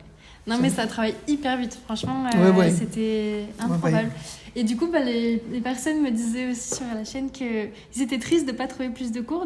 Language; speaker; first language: French; native; French